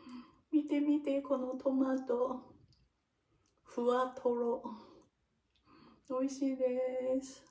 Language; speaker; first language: Japanese; non-native, learner; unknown